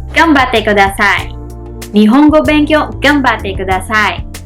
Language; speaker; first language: Japanese; non-native, learner; Filipino